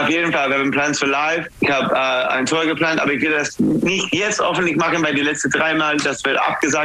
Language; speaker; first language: German; non-native, learner; English